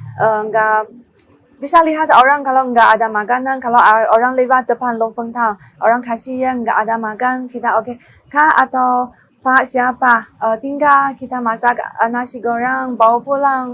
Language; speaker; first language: Indonesian; non-native, learner; Chinese